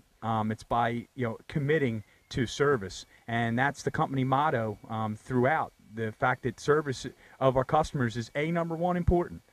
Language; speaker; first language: English; native; English